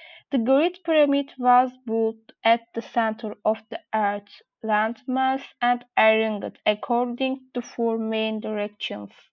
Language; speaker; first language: English; non-native, learner; Turkish